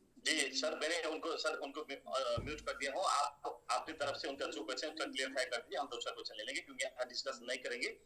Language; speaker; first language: Hindi; native; Hindi